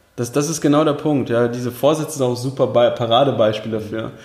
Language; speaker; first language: German; early bilingual, other home language; Russian